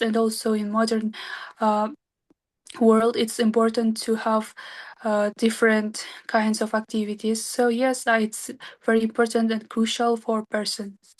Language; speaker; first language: English; non-native, learner; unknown